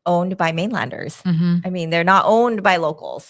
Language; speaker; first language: English; native; English